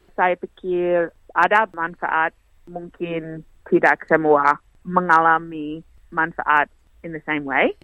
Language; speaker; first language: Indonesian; non-native, learner; English